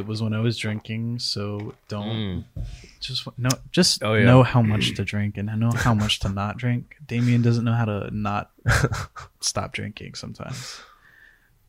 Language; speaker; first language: English; native; English